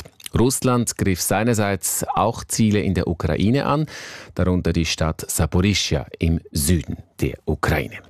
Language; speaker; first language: German; native; German